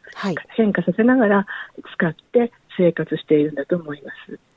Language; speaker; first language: Japanese; native; Japanese